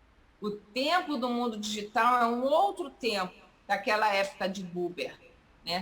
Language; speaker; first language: Portuguese; native; Portuguese